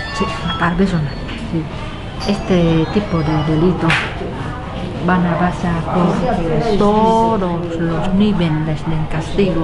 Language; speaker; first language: Spanish; non-native, learner; Vietnamese